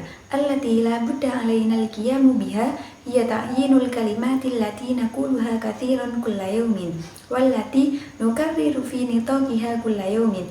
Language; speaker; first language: Arabic; non-native, learner; Indonesian